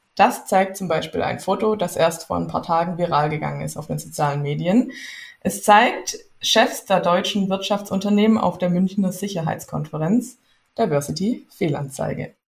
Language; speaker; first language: German; native; German